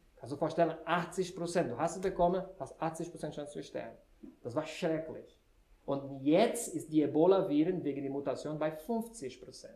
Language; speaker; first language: German; non-native, fluent; Portuguese